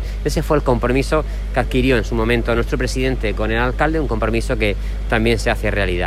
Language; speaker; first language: Spanish; native; Spanish